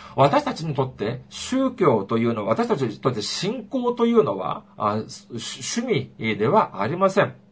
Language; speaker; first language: Japanese; non-native, fluent; Korean